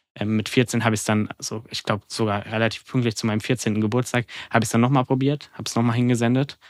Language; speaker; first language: German; native; German